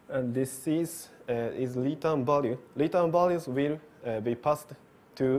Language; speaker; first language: English; non-native, learner; Japanese